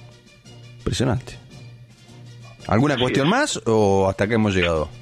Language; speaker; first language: Spanish; native; Spanish